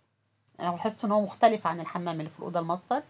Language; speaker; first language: Arabic; native; Arabic